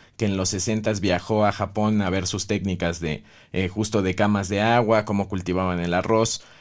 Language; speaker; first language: Spanish; native; Spanish